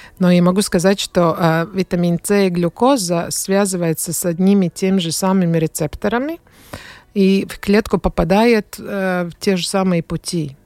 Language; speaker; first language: Russian; non-native, fluent; Latvian